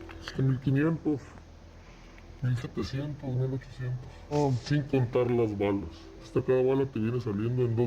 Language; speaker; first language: Spanish; native; Spanish